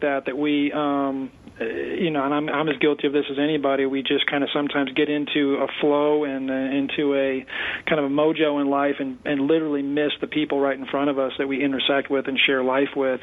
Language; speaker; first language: English; native; English